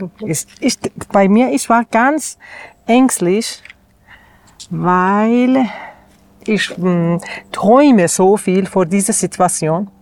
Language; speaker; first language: German; non-native, learner; Persian